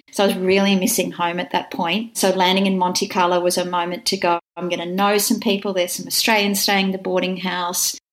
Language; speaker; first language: English; native; English